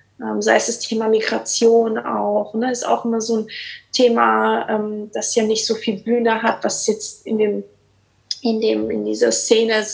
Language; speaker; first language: German; early bilingual, other home language; Portuguese